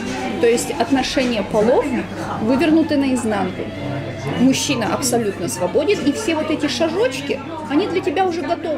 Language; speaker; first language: Russian; native; Russian